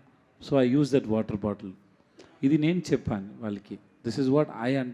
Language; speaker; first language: Telugu; non-native, learner; Tamil